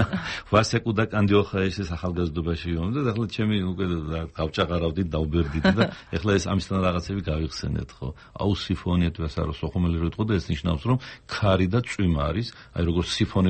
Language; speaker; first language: Georgian; native; Georgian